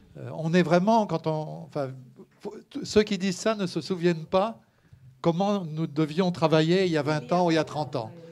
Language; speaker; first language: French; native; French